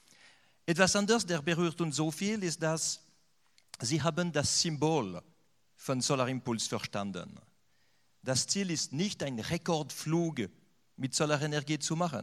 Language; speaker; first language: German; non-native, fluent; French